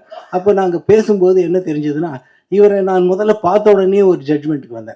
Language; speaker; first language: Tamil; native; Tamil